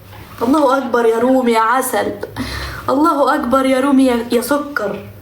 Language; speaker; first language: Arabic; native; Arabic